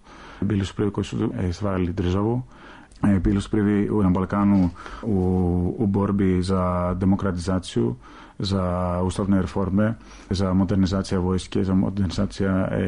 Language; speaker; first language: Serbian; non-native, fluent; Greek